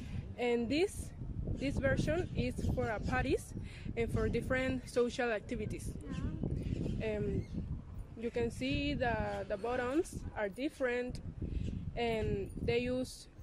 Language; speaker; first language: English; non-native, learner; Spanish